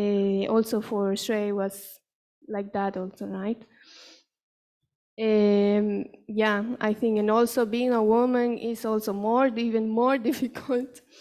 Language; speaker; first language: English; non-native, fluent; Spanish